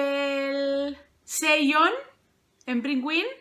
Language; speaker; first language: Welsh; non-native, fluent; Spanish